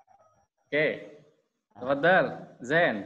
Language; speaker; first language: Arabic; non-native, learner; Indonesian